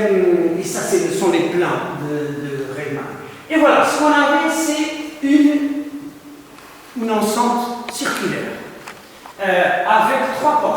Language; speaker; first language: French; non-native, fluent; Portuguese